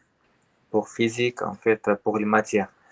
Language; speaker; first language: French; non-native, learner; Armenian